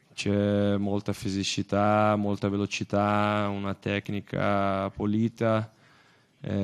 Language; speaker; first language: Italian; non-native, fluent; Portuguese